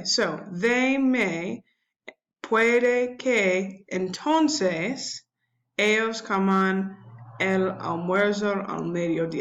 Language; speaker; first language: Spanish; non-native, learner; English